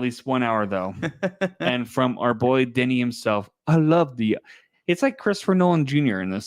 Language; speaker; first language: English; native; English